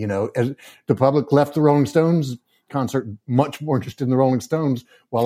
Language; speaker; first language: English; native; English